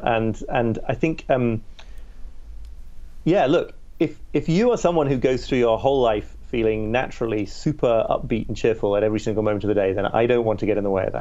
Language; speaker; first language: English; native; English